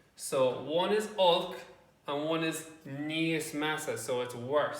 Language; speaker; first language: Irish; non-native, local second language; English